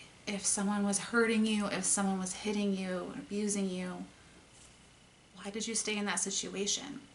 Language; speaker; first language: English; native; English